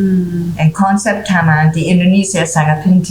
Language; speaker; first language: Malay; non-native, fluent; English